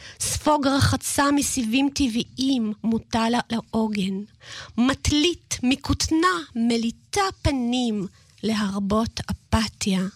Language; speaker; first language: Hebrew; non-native, fluent; Russian